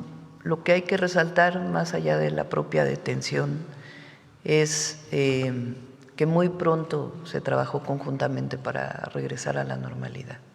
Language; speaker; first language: Spanish; native; Spanish